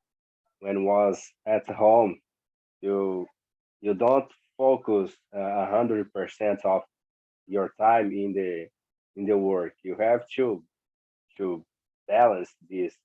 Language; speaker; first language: English; non-native, learner; Portuguese